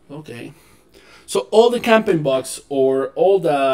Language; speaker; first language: English; non-native, learner; Spanish